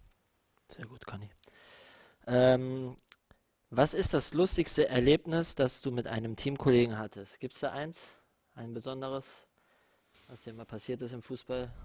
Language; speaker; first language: German; native; German